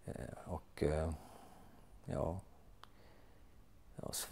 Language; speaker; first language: Swedish; native; Swedish